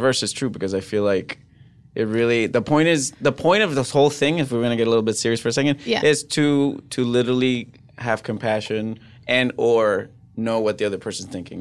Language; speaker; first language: English; non-native, fluent; Spanish